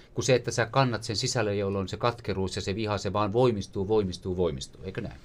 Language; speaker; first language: Finnish; native; Finnish